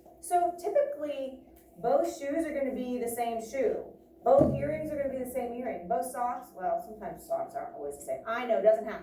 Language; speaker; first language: English; native; English